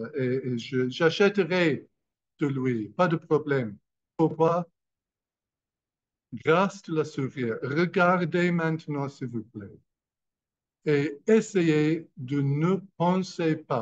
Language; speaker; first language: French; non-native, fluent; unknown